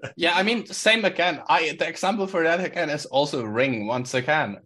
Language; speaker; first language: English; non-native, fluent; Swiss German